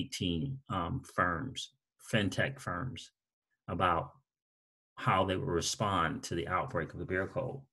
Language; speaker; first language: English; native; English